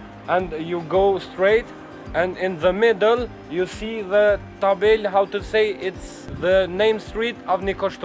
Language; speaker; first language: English; non-native, learner; Albanian